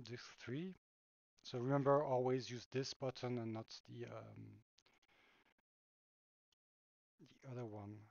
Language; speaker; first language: English; non-native, fluent; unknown